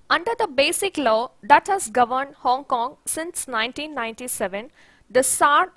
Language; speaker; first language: English; non-native, local second language; Tamil